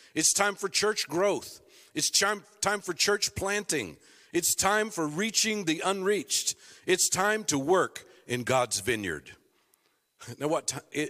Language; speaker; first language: English; native; English